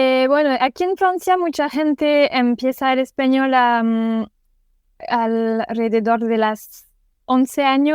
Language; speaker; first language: Spanish; non-native, fluent; French